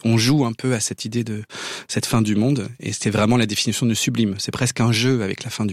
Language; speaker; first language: French; native; French